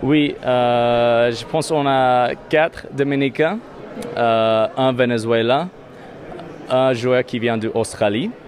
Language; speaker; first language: French; non-native, learner; English